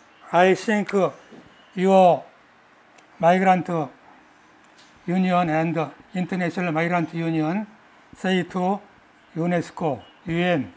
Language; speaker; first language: English; non-native, learner; Korean